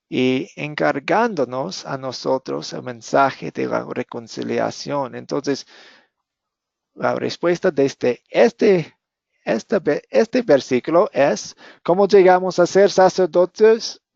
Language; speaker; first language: Spanish; non-native, fluent; English